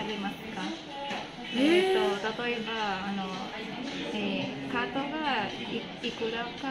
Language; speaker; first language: Japanese; non-native, learner; Filipino